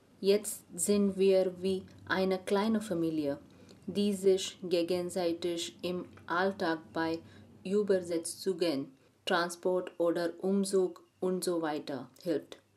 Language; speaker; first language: German; non-native, learner; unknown